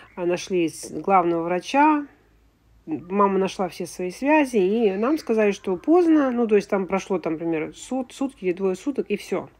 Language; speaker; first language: Russian; native; Russian